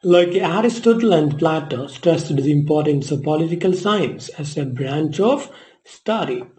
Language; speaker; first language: English; non-native, local second language; Malayalam